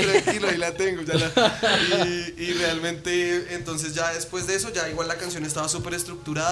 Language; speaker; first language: Spanish; native; Spanish